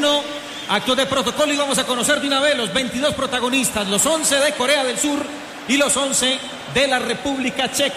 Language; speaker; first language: Spanish; native; Spanish